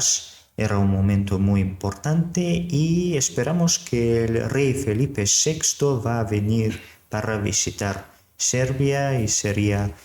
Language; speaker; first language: Spanish; non-native, fluent; Serbian